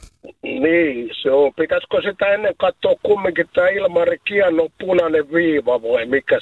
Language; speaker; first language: Finnish; native; Finnish